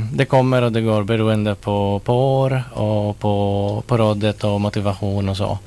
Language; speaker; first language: Swedish; non-native, local second language; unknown